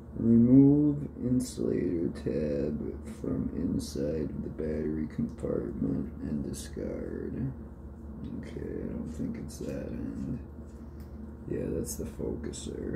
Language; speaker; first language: English; native; English